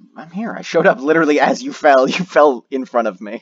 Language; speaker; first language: English; native; English